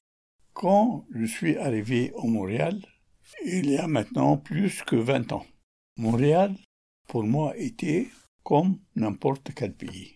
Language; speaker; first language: French; non-native, learner; Arabic